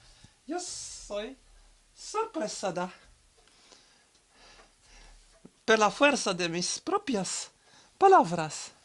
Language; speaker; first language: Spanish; non-native, learner; French